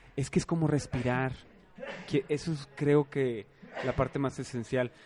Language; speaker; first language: Spanish; native; Spanish